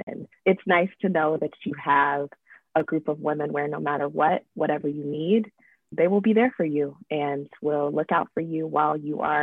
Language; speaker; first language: English; native; English